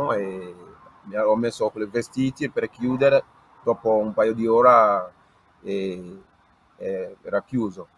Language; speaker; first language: Italian; non-native, learner; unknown